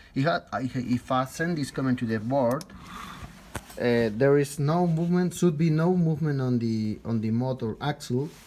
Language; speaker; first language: English; non-native, fluent; Spanish